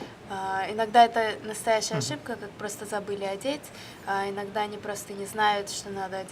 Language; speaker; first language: Russian; early bilingual, other home language; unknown